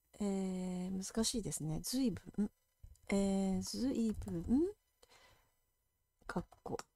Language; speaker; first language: Japanese; native; Japanese